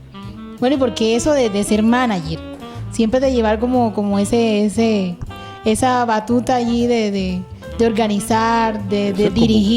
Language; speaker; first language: Spanish; native; Spanish